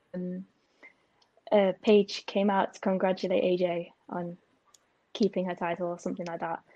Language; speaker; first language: English; native; English